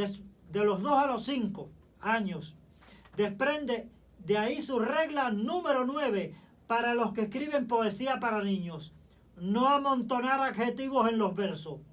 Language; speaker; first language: Spanish; native; Spanish